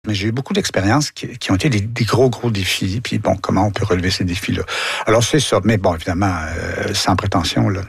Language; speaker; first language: French; native; French